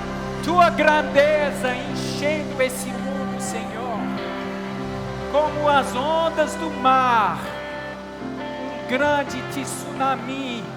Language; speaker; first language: Portuguese; non-native, fluent; English